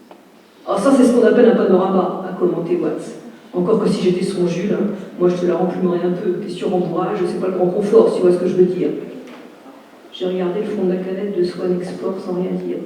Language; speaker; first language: French; native; French